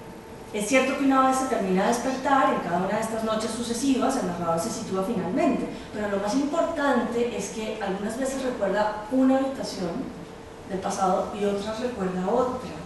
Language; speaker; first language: Spanish; native; Spanish